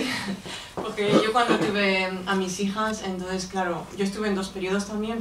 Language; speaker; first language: Spanish; native; Spanish